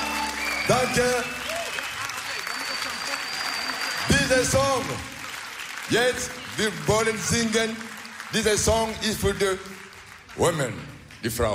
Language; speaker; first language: English; non-native, learner; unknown